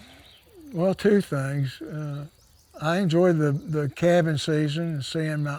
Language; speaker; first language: English; native; English